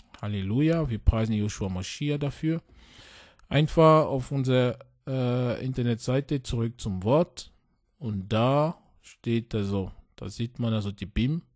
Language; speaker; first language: German; non-native, fluent; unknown